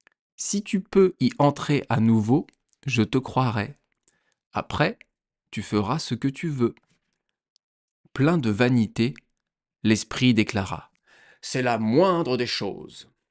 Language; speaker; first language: French; native; French